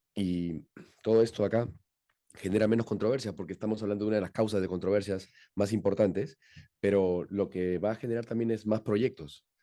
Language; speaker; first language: Spanish; native; Spanish